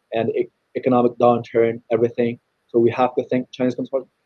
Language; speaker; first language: English; non-native, fluent; Chinese